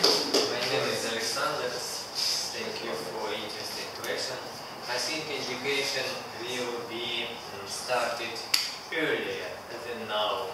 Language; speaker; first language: English; non-native, learner; Russian